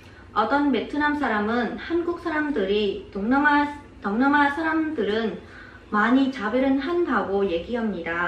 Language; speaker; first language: Korean; non-native, fluent; Vietnamese